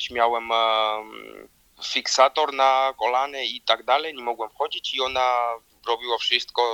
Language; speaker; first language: Polish; non-native, learner; Georgian